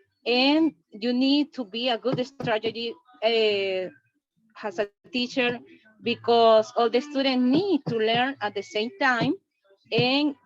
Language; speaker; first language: English; non-native, learner; Spanish